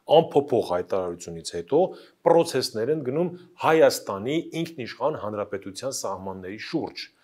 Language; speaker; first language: Armenian; native; Armenian